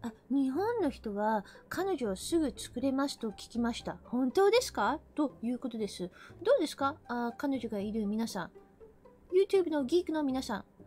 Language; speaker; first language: Japanese; non-native, fluent; English